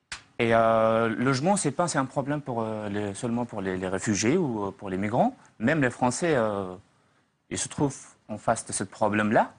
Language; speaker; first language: French; non-native, learner; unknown